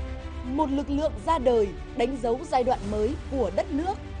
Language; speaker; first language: Vietnamese; native; Vietnamese